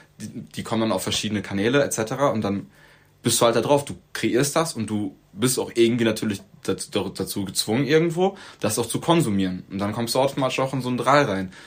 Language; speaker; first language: German; early bilingual, other home language; Turkish